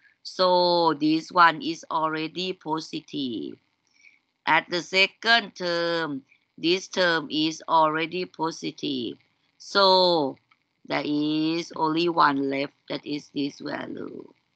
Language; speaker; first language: English; non-native, fluent; Thai